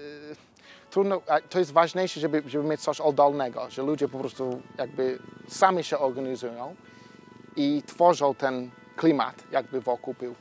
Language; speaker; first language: Polish; non-native, fluent; English